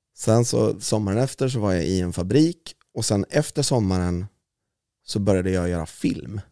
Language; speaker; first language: Swedish; native; Swedish